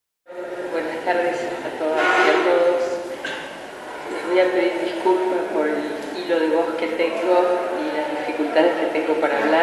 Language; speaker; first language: Spanish; native; Spanish